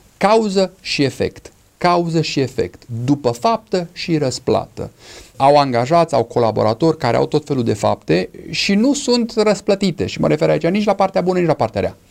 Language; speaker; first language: Romanian; non-native, fluent; English